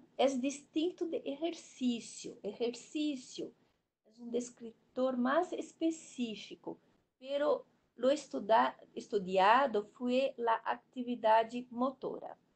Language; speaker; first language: Spanish; non-native, learner; Portuguese